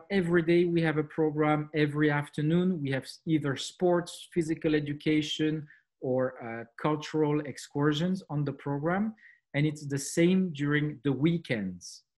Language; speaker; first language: English; non-native, fluent; French